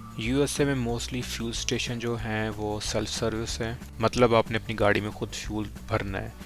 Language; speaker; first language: Urdu; non-native, local second language; Punjabi